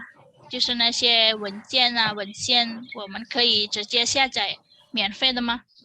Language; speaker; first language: Chinese; non-native, fluent; Indonesian